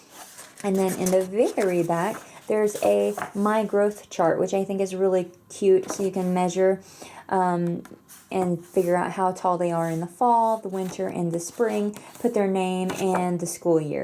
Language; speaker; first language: English; native; English